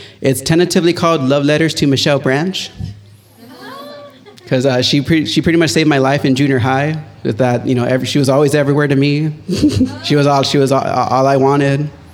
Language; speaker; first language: English; early bilingual, other home language; Spanish